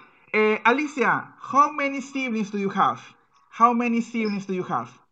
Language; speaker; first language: English; non-native, fluent; Spanish